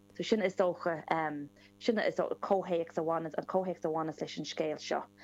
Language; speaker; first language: Irish; non-native, local second language; English